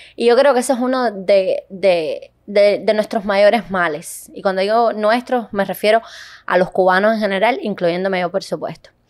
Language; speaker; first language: Spanish; native; Spanish